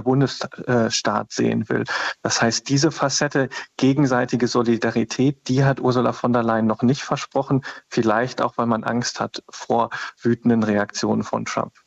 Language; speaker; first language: German; native; German